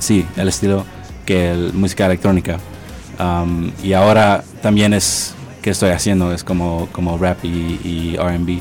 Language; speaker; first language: Spanish; early bilingual, heritage; Spanish